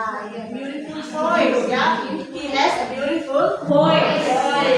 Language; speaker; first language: English; non-native, fluent; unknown